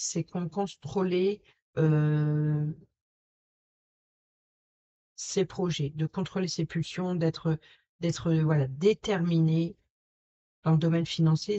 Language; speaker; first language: French; native; French